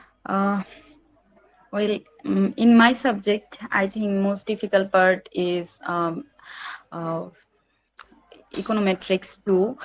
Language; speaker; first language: English; non-native, learner; Bangla